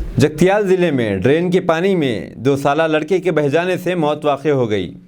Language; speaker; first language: Urdu; native; Urdu